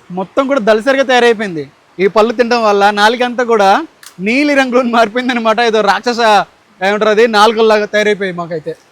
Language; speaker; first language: Telugu; native; Telugu